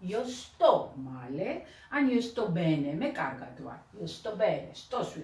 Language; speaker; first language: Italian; non-native, fluent; Georgian